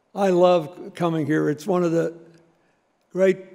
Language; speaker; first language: English; native; English